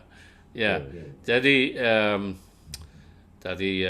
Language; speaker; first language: Indonesian; non-native, fluent; English